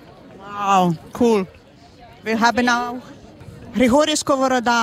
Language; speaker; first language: German; non-native, learner; Ukrainian